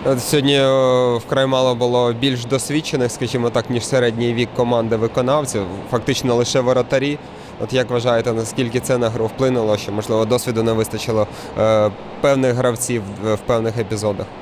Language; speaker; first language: Ukrainian; native; Ukrainian